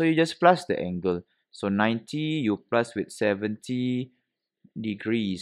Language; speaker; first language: English; non-native, local second language; Malay